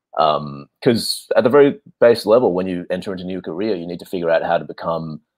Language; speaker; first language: English; native; English